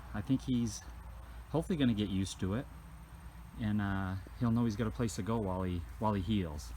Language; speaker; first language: English; native; English